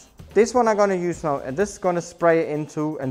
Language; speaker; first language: English; non-native, fluent; German